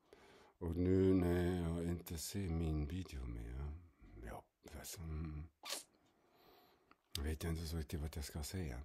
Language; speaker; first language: Swedish; non-native, fluent; German